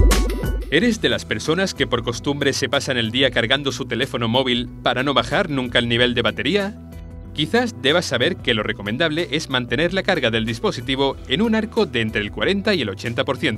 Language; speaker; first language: Spanish; native; Spanish